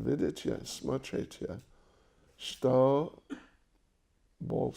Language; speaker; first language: Russian; non-native, learner; English